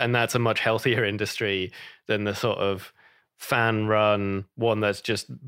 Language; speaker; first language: English; native; English